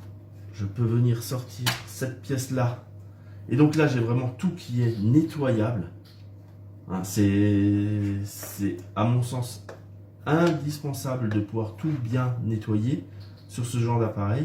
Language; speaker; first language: French; native; French